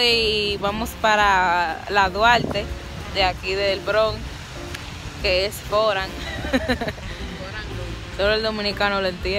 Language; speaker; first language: Spanish; native; Spanish